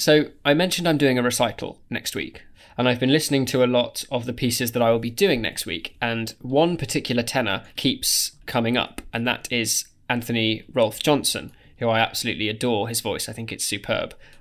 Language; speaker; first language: English; native; English